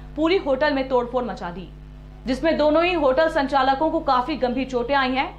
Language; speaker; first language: Hindi; native; Hindi